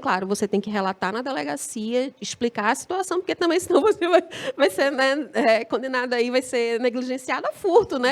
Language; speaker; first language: Portuguese; native; Portuguese